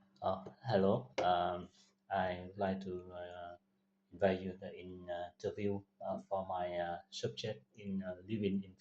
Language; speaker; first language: English; non-native, learner; Vietnamese